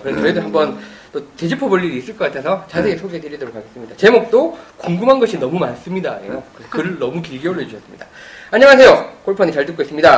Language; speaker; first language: Korean; native; Korean